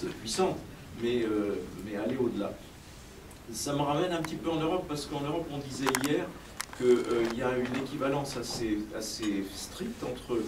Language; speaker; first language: French; native; French